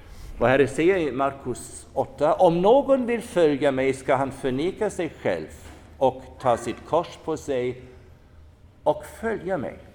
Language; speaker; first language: Swedish; non-native, fluent; German